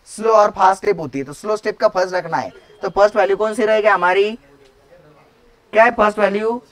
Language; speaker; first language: Hindi; non-native, local second language; Marathi